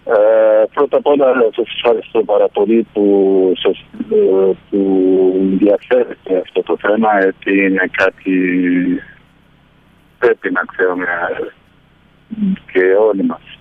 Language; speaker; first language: Greek; early bilingual, heritage; Greek